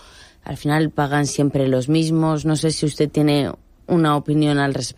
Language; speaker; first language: Spanish; native; Spanish